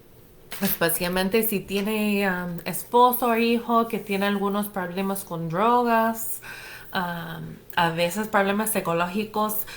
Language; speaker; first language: Spanish; non-native, fluent; English